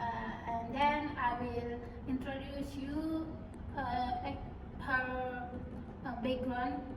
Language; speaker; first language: English; non-native, learner; Indonesian